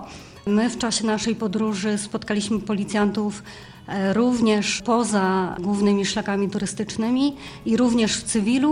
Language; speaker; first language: Polish; native; Polish